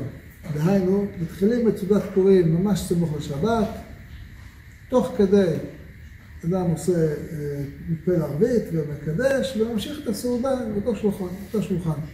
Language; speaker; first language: Hebrew; native; Hebrew